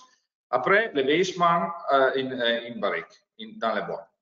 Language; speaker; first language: French; non-native, learner; Italian